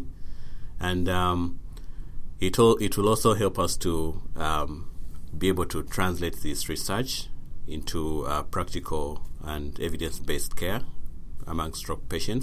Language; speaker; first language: English; non-native, local second language; Ganda